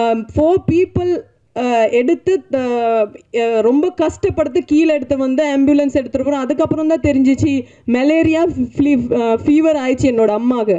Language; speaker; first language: Tamil; non-native, fluent; Punjabi